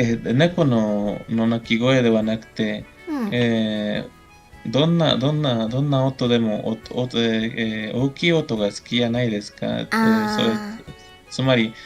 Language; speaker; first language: Japanese; non-native, fluent; Spanish